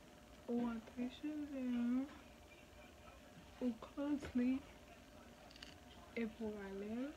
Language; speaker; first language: French; non-native, local second language; Haitian Creole